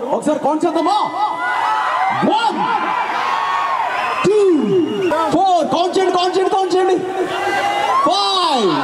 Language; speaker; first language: Telugu; native; Telugu